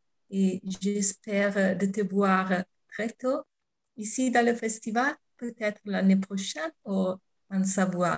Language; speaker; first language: French; non-native, fluent; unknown